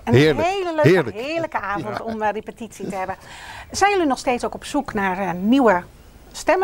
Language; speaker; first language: Dutch; native; Dutch